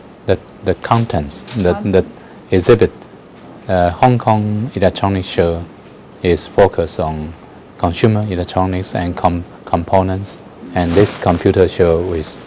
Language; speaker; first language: English; non-native, fluent; Chinese